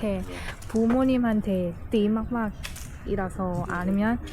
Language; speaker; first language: Korean; non-native, learner; Thai